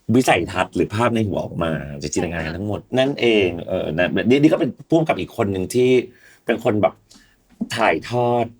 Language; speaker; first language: Thai; early bilingual, heritage; English